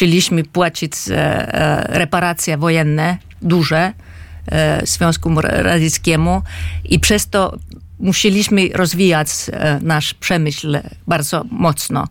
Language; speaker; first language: Polish; non-native, fluent; Finnish